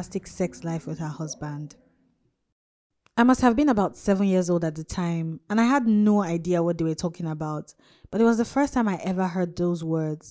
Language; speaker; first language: English; non-native, local second language; Hausa